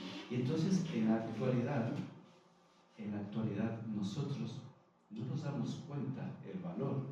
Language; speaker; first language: Spanish; native; Spanish